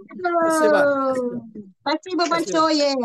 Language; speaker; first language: Russian; non-native, learner; Korean